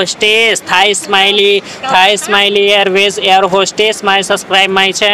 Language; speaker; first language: English; non-native, learner; Hindi